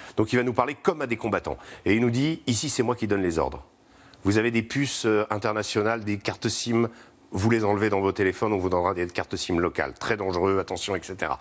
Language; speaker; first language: French; native; French